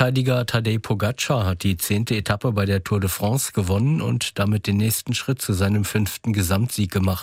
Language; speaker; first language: German; native; German